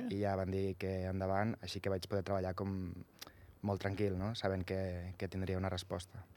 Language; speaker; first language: Catalan; native; Catalan